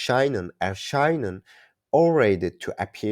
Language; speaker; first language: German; non-native, learner; Turkish